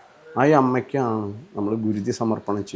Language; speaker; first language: Malayalam; native; Malayalam